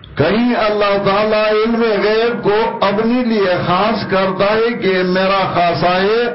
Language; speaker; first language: Urdu; non-native, local second language; Pashto